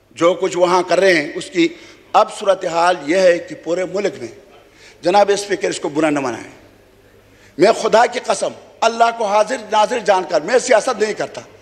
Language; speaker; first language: Urdu; non-native, local second language; Khowar